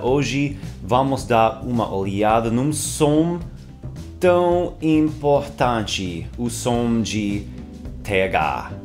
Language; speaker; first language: Portuguese; non-native, fluent; English